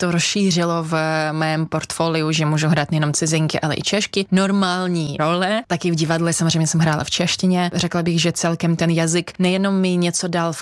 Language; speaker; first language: Czech; non-native, fluent; Russian